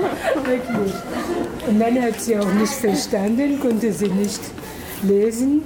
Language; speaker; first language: German; non-native, fluent; Persian